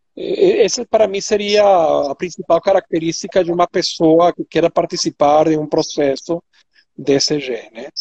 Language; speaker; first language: Portuguese; non-native, fluent; Spanish